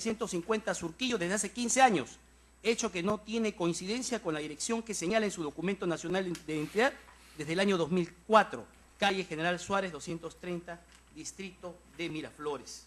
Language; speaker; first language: Spanish; native; Spanish